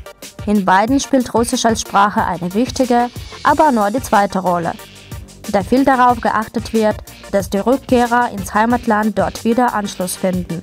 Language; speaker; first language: German; non-native, fluent; Russian